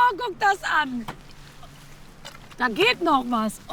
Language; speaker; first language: German; native; German